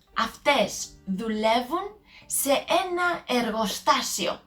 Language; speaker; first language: Greek; non-native, learner; English